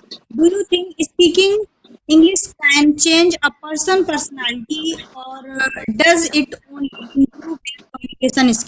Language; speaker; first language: English; non-native, learner; Hindi